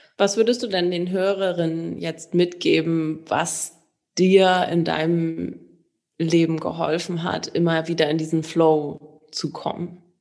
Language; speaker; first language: German; native; German